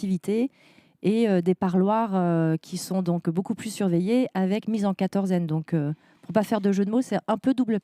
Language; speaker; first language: French; native; French